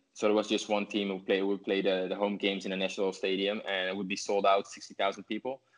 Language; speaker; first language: English; non-native, fluent; Dutch